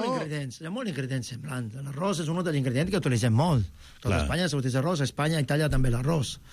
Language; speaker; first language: Catalan; non-native, fluent; Italian